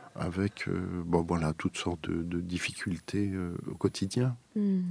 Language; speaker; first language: French; native; French